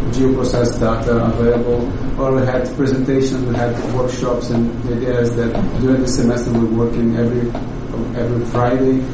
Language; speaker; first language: English; non-native, fluent; Portuguese